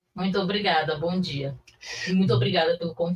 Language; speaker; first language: Portuguese; native; Portuguese